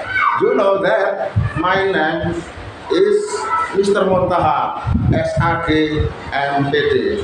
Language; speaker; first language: English; non-native, learner; Indonesian